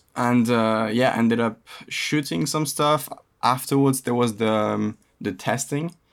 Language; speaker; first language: English; early bilingual, other home language; French